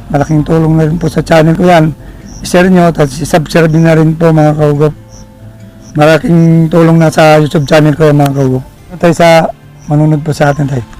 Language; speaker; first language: Filipino; non-native, local second language; Waray